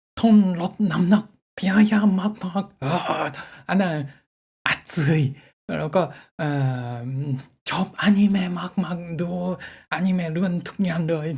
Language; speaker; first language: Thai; non-native, learner; Japanese